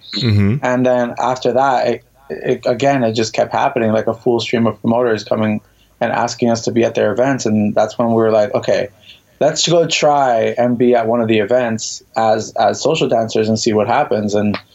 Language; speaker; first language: English; native; English